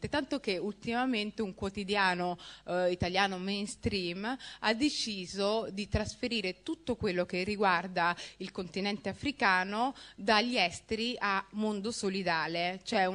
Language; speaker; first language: Italian; early bilingual, other home language; Somali